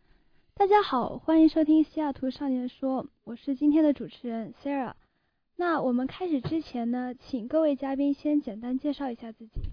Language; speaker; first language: Chinese; early bilingual, heritage; Chinese